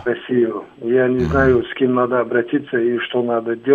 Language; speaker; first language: Russian; non-native, learner; Tajik